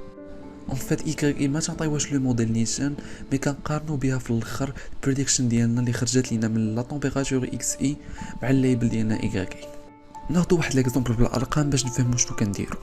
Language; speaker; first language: Arabic; native; Arabic